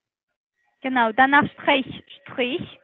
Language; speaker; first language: German; non-native, learner; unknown